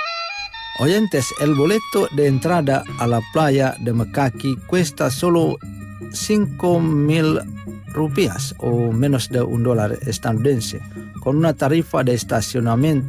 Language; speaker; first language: Spanish; non-native, fluent; Indonesian